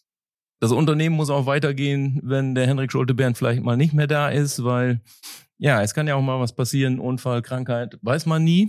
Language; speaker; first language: German; native; German